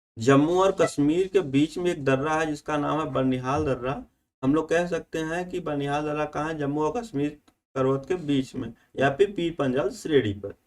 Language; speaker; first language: Hindi; native; Hindi